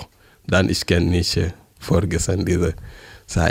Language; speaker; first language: German; non-native, learner; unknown